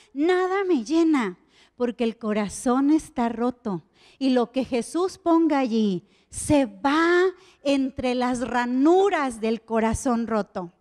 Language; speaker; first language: Spanish; native; Spanish